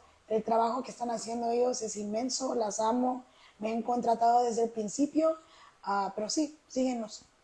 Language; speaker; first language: Spanish; early bilingual, heritage; Spanish